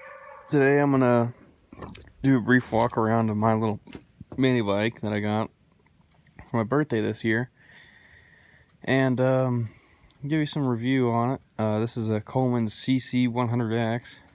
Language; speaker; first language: English; native; English